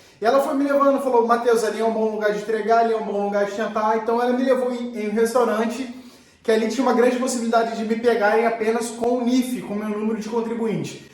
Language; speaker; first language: Portuguese; native; Portuguese